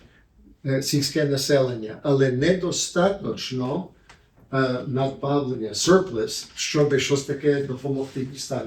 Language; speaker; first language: Ukrainian; early bilingual, heritage; Ukrainian